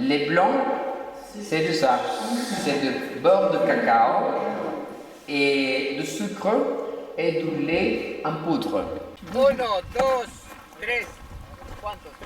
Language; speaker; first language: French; non-native, fluent; Spanish